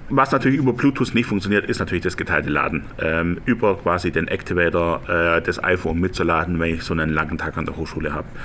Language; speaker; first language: German; native; German